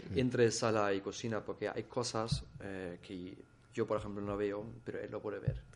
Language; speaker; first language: Spanish; non-native, fluent; German